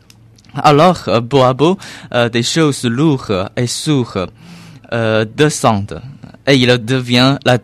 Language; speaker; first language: French; non-native, learner; Chinese